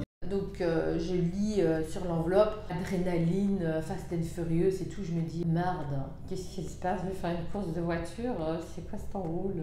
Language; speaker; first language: French; native; French